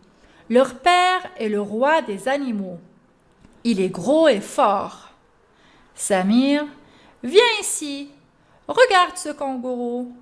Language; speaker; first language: French; non-native, local second language; Arabic